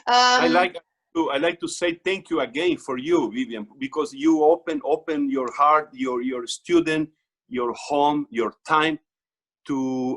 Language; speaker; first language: English; non-native, learner; Portuguese